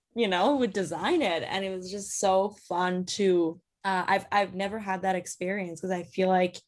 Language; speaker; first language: English; non-native, fluent; Persian